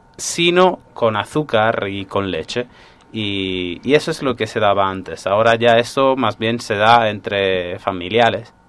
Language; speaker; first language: Spanish; non-native, fluent; Italian